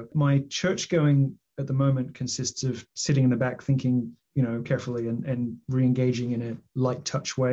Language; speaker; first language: English; native; English